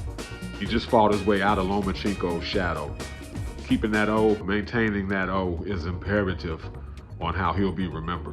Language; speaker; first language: English; native; English